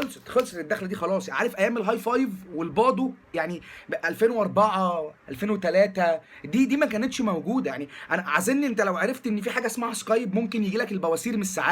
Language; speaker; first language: Arabic; native; Arabic